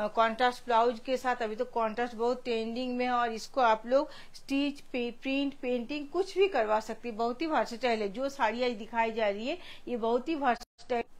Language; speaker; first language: Hindi; non-native, local second language; Bangla